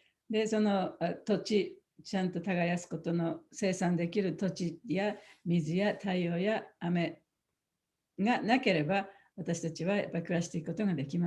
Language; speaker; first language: Japanese; native; Japanese